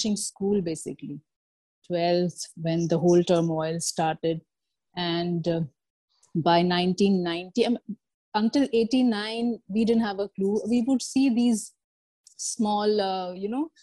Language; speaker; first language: English; non-native, local second language; Kashmiri